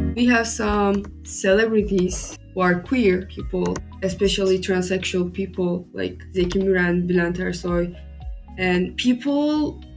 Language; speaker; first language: English; non-native, fluent; Turkish